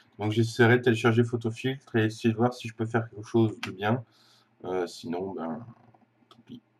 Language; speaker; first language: French; native; French